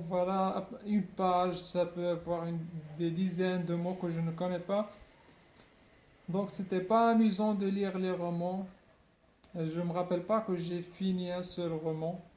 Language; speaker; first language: French; non-native, local second language; Arabic